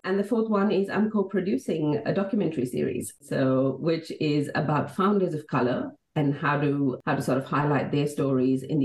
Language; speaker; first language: English; non-native, local second language; Hindi